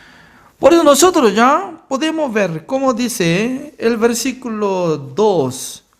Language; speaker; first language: Spanish; non-native, fluent; Korean